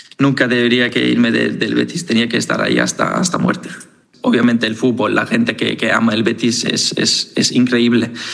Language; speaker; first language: Spanish; non-native, fluent; Danish